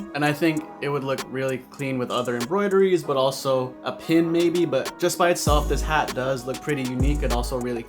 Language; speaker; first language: English; native; English